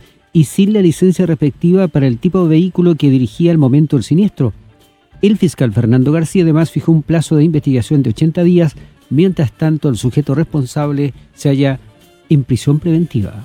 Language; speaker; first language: Spanish; native; Spanish